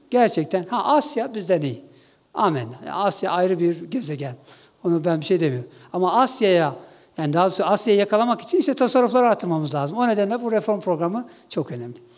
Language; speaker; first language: Turkish; non-native, local second language; Kurdish